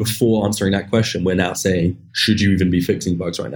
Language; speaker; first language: English; native; English